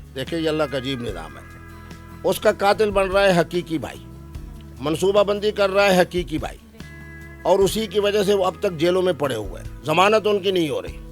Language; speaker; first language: Urdu; non-native, local second language; Saraiki